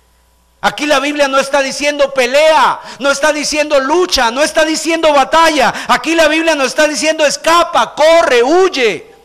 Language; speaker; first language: Spanish; native; Spanish